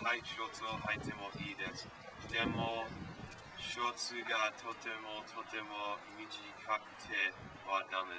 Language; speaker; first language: Japanese; non-native, learner; English